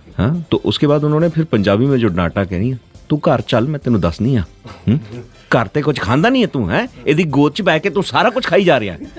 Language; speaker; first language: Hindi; non-native, local second language; Punjabi